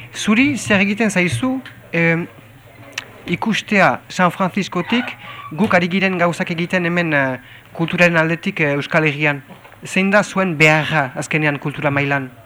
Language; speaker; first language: Basque; native; Basque